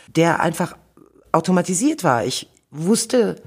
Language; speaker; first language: German; native; German